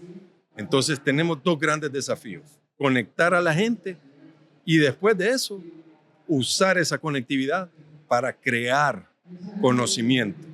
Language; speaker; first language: Spanish; native; Spanish